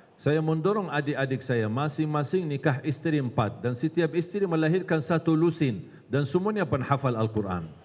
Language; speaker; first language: Malay; non-native, fluent; Arabic